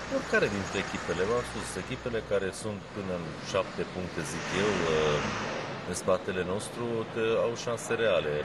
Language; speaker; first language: Romanian; non-native, local second language; Hungarian